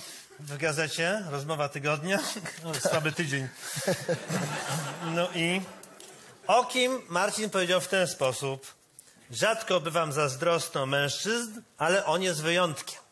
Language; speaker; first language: Polish; native; Polish